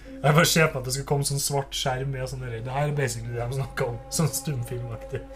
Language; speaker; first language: Norwegian; native; Norwegian